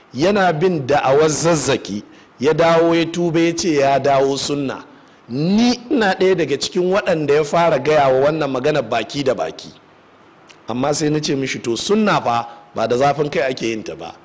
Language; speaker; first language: Hausa; native; Hausa